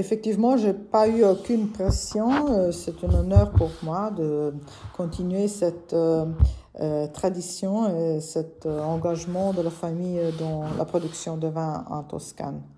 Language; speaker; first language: French; non-native, fluent; Italian